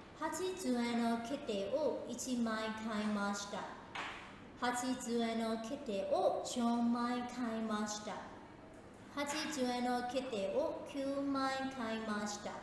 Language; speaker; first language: Japanese; non-native, fluent; Burmese